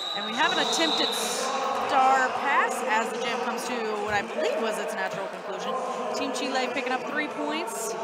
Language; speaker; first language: English; native; English